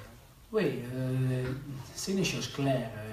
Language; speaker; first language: French; non-native, learner; Spanish